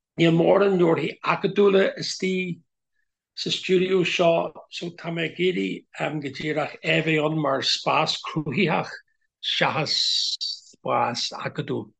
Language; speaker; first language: Irish; non-native, local second language; English